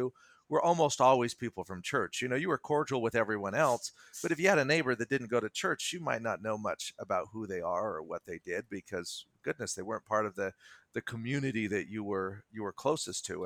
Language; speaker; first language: English; native; English